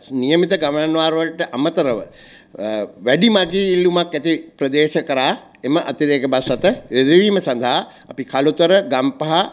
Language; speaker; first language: Sinhala; native; Sinhala